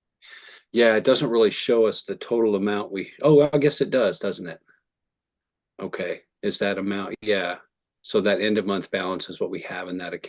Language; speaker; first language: English; native; English